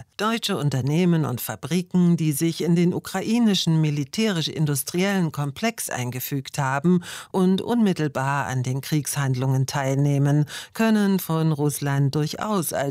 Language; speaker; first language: German; native; German